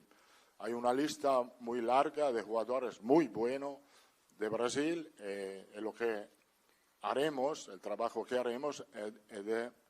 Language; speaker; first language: Spanish; non-native, fluent; Italian